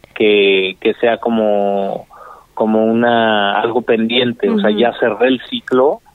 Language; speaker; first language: Spanish; native; Spanish